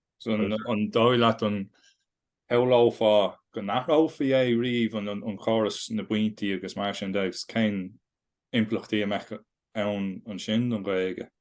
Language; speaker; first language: Irish; non-native, local second language; English